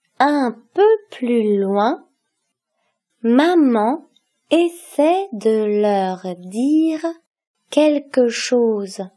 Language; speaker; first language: French; native; French